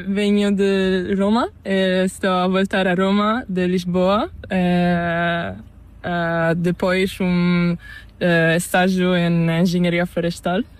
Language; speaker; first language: Spanish; non-native, learner; Italian